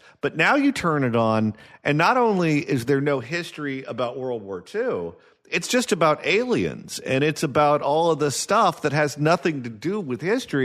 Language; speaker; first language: English; native; English